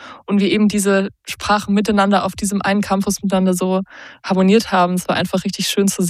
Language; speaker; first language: German; native; German